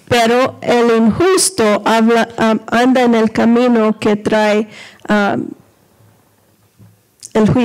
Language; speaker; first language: Spanish; early bilingual, heritage; Spanish